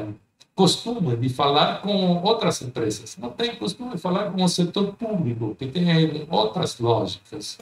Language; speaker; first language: Portuguese; non-native, fluent; Spanish